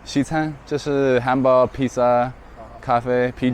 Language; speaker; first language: Chinese; non-native, learner; English